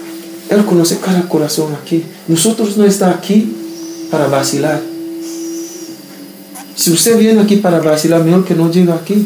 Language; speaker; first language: Spanish; non-native, learner; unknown